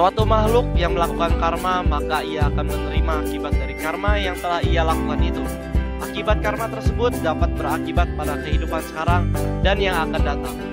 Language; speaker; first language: Indonesian; native; Indonesian